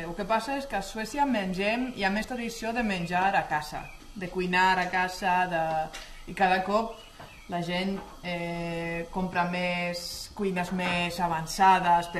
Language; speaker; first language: Catalan; non-native, fluent; Swedish